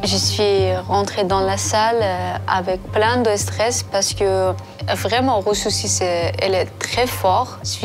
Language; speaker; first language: French; non-native, learner; Persian